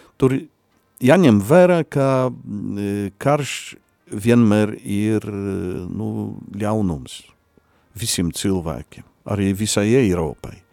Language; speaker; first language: Latvian; non-native, fluent; Polish